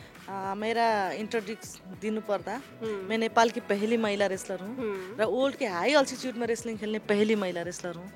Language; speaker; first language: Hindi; non-native, learner; Nepali